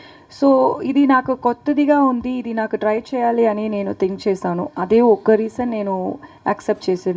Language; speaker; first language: Telugu; non-native, learner; Tamil